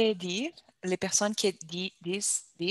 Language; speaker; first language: French; non-native, learner; Portuguese